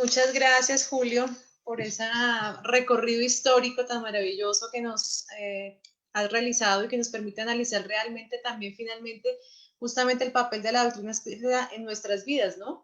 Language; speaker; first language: Spanish; native; Spanish